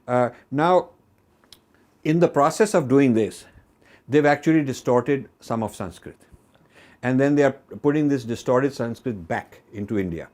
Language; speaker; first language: English; non-native, local second language; Hindi